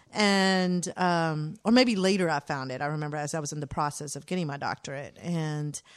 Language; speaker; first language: English; native; English